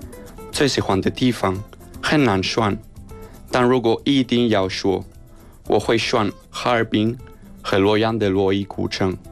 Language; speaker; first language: Chinese; non-native, fluent; Spanish